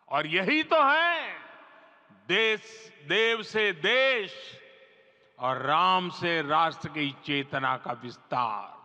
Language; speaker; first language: Hindi; non-native, local second language; Gujarati